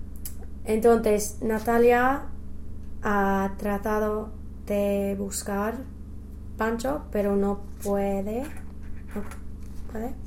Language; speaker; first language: Spanish; non-native, learner; English